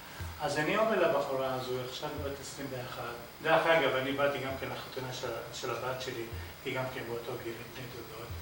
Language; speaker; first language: Hebrew; early bilingual, other home language; Arabic